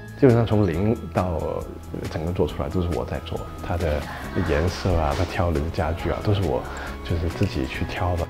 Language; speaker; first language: Chinese; non-native, local second language; Cantonese